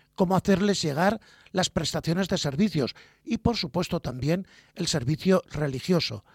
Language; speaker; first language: Spanish; native; Spanish